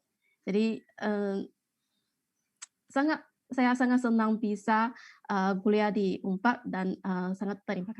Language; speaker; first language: Indonesian; non-native, fluent; Chinese